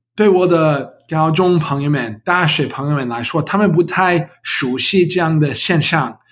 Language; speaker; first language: Chinese; non-native, learner; English